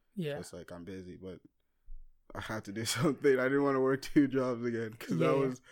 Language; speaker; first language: English; early bilingual, other home language; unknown